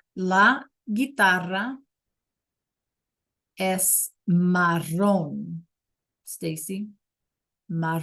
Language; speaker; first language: Spanish; non-native, fluent; English